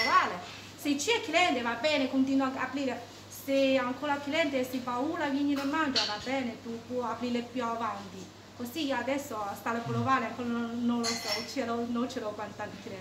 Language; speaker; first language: Italian; non-native, learner; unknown